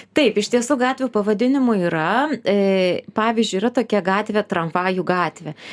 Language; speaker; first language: Lithuanian; native; Lithuanian